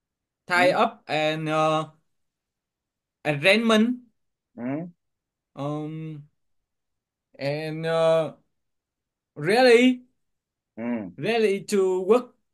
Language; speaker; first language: English; non-native, learner; Vietnamese